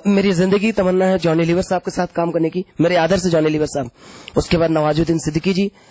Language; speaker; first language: Hindi; native; Hindi